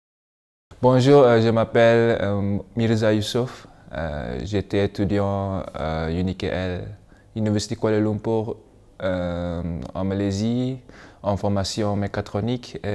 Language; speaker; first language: French; non-native, learner; Malay